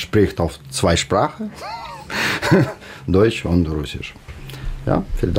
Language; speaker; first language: German; non-native, learner; Russian